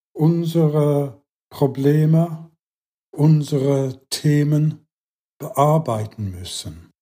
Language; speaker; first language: German; non-native, fluent; English